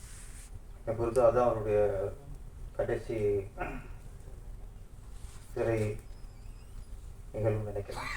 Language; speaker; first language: Tamil; native; Tamil